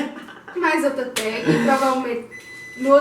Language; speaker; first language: Portuguese; native; Portuguese